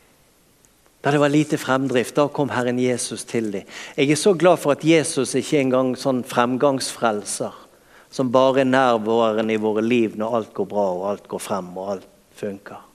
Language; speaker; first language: Norwegian; native; Norwegian